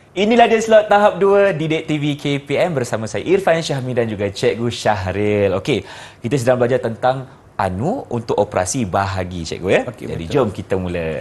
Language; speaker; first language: Malay; native; Malay